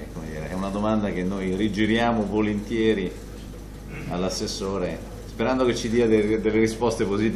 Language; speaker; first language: Italian; native; Italian